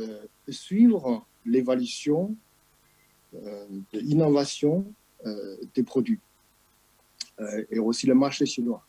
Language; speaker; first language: French; non-native, fluent; Chinese